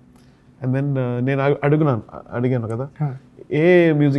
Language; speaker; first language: Telugu; non-native, learner; Tamil